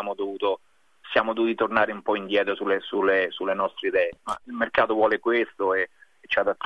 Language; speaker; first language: Italian; native; Italian